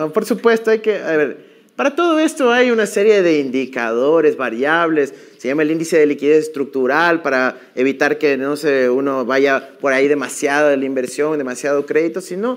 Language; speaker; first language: Spanish; native; Spanish